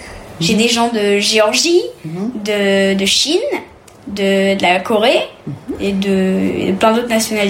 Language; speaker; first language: French; early bilingual, heritage; French